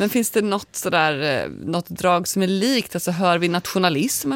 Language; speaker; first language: Swedish; native; Swedish